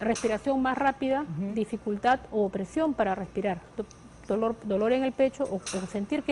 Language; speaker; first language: Spanish; native; Spanish